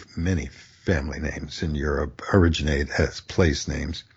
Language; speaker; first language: English; native; English